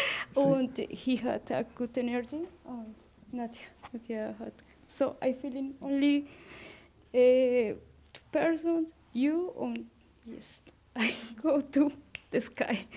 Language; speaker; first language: English; non-native, learner; Spanish